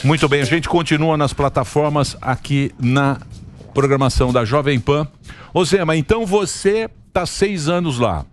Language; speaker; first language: Portuguese; native; Portuguese